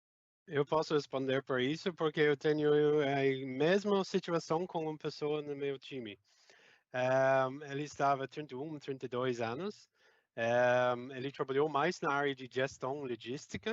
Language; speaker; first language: Portuguese; non-native, fluent; English